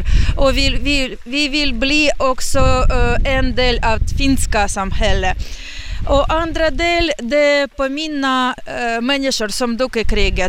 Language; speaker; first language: Swedish; non-native, learner; Ukrainian